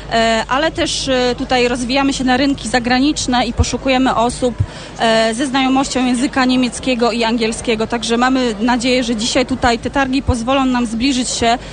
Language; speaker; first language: Polish; native; Polish